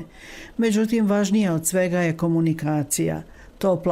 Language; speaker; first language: Bosnian; native; Bosnian